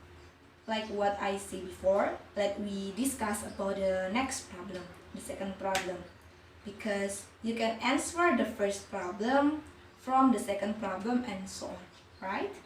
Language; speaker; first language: English; non-native, learner; Indonesian